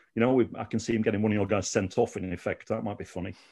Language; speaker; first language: English; native; English